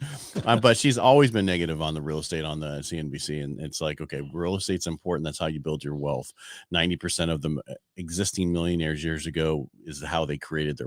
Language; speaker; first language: English; native; English